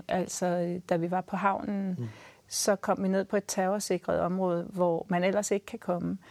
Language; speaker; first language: Danish; native; Danish